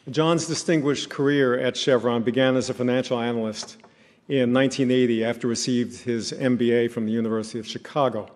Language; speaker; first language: English; native; English